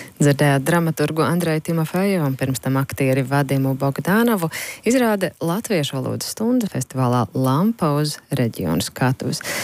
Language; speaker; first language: Latvian; native; Latvian